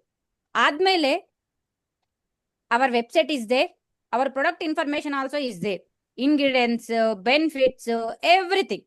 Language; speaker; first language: Kannada; non-native, learner; Telugu